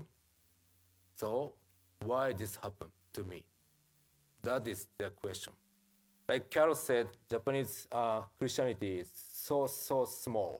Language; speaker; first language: English; non-native, fluent; Japanese